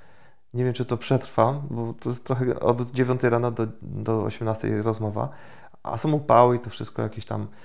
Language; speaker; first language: Polish; native; Polish